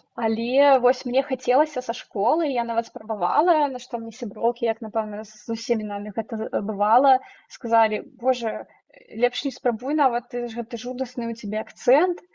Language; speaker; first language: Belarusian; non-native, local second language; Russian